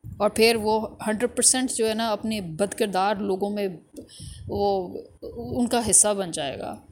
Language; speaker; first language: Urdu; native; Urdu